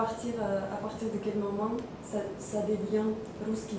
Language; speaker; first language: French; non-native, fluent; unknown